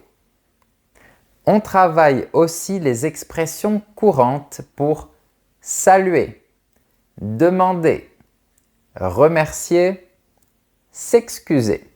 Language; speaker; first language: French; native; French